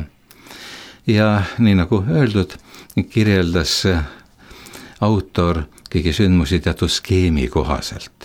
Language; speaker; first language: Estonian; native; Estonian